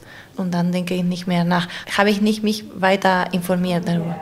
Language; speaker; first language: German; non-native, fluent; Spanish